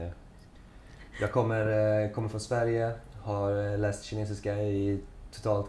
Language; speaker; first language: English; non-native, fluent; Swedish